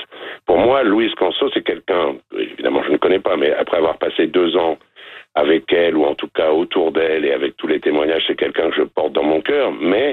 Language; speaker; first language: French; native; French